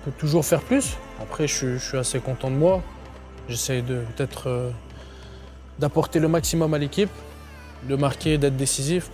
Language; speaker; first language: French; native; French